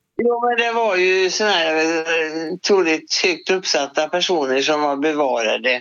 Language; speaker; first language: Swedish; native; Swedish